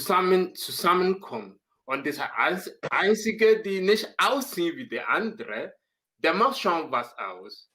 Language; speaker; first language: German; non-native, learner; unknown